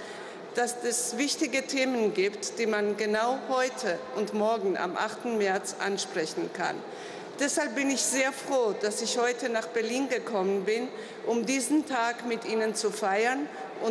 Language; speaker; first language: German; non-native, fluent; Georgian